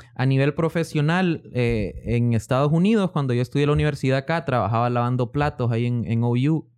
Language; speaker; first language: Spanish; native; Spanish